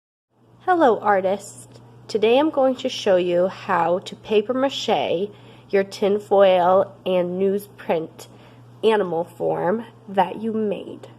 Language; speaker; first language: English; native; English